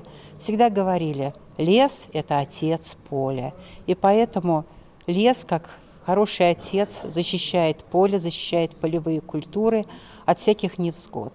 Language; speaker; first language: Russian; native; Russian